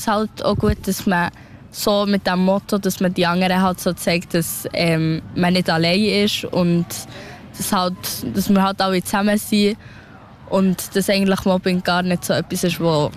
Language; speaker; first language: German; early bilingual, other home language; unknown